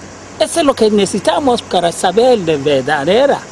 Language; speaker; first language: Spanish; non-native, learner; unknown